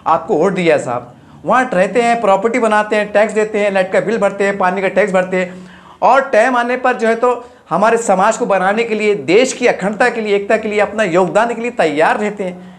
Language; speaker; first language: Hindi; non-native, local second language; Urdu